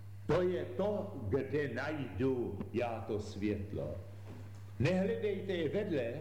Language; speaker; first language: Czech; native; Czech